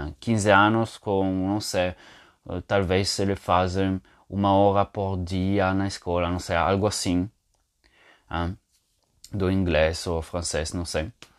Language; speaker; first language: Portuguese; non-native, fluent; Italian